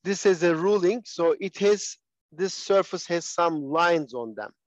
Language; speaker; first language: English; non-native, fluent; Turkish